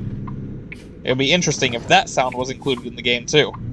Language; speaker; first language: English; native; English